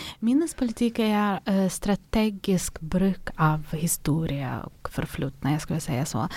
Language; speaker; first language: Swedish; non-native, fluent; Ukrainian